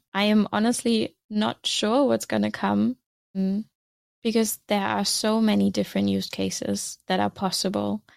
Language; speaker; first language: English; non-native, fluent; German